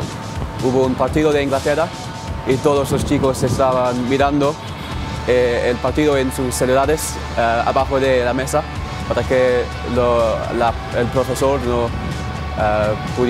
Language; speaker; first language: Spanish; non-native, fluent; English